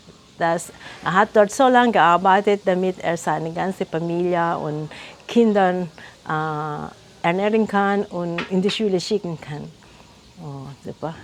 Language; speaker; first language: German; non-native, fluent; Filipino